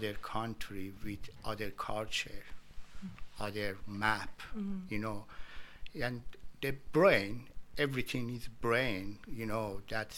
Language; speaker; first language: English; non-native, learner; Persian